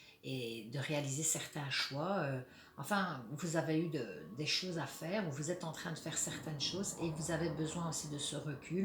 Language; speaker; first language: French; native; French